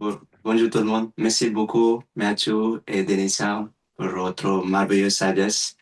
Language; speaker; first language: French; non-native, learner; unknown